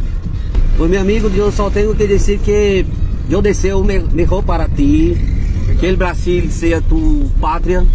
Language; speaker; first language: Spanish; non-native, fluent; Portuguese